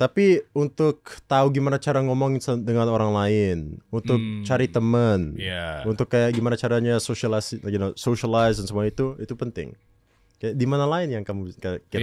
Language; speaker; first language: Indonesian; non-native, local second language; English